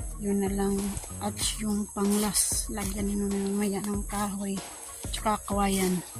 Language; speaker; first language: Filipino; non-native, local second language; Cebuano